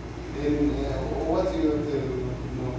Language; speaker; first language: English; non-native, learner; Arabic